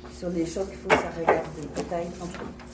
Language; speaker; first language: French; native; French